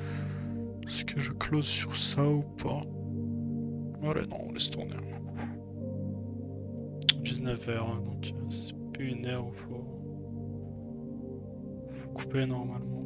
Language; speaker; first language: French; native; French